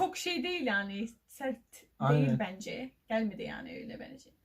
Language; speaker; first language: Turkish; non-native, learner; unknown